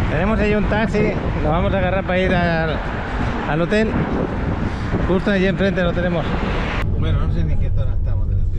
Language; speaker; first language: Spanish; native; Spanish